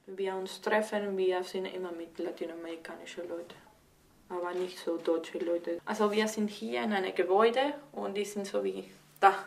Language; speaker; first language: German; non-native, learner; Spanish